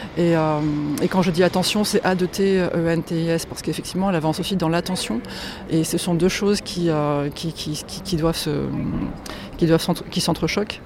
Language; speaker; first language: French; non-native, fluent; Polish